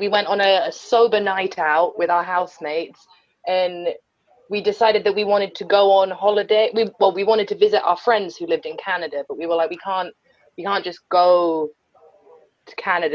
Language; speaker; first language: English; native; English